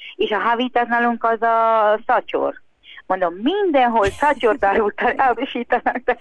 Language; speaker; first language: Hungarian; non-native, fluent; Spanish